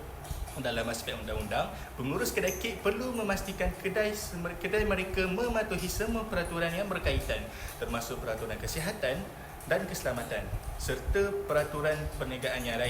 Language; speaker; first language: Malay; native; Malay